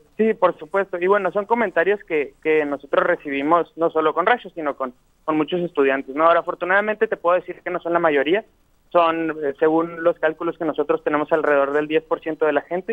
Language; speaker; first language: Spanish; native; Spanish